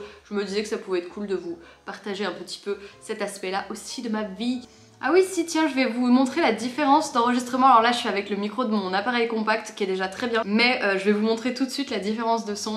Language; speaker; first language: French; native; French